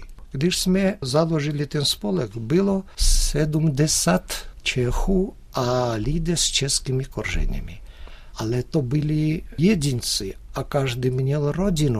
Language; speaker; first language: Czech; early bilingual, heritage; Russian